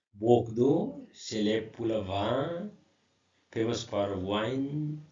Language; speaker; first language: French; non-native, learner; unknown